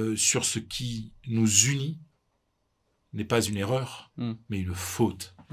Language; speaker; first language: French; native; French